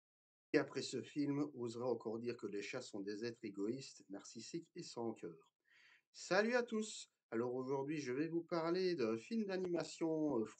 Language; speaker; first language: French; native; French